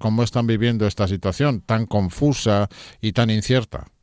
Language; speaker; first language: Spanish; native; Spanish